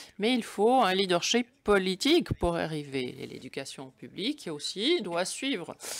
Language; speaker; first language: French; non-native, fluent; German